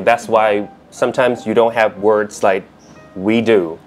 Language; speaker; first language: English; non-native, local second language; Cantonese